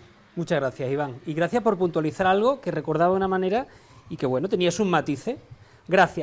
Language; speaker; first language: Spanish; native; Spanish